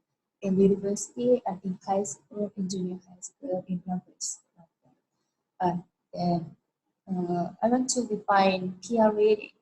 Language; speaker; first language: English; non-native, learner; Japanese